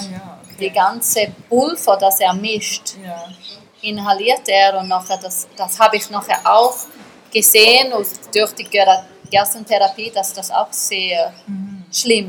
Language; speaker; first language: German; early bilingual, heritage; German